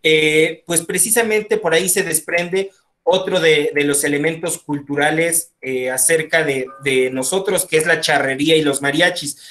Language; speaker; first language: Spanish; native; Spanish